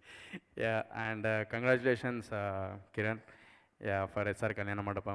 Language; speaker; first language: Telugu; native; Telugu